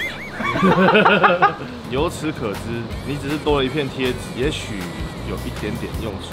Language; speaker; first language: Chinese; native; Chinese